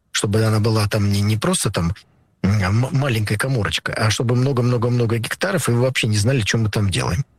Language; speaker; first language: Russian; native; Russian